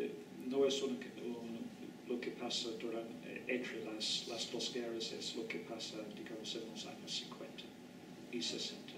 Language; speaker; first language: Spanish; non-native, fluent; English